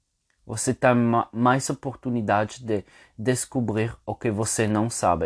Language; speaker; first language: Portuguese; non-native, fluent; Spanish